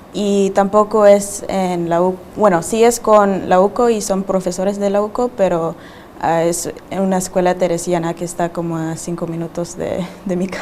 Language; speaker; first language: Spanish; early bilingual, heritage; Spanish